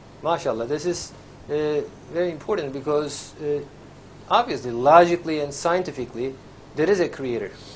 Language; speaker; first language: English; non-native, fluent; Turkish